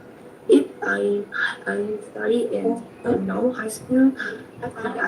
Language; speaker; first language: English; non-native, learner; Vietnamese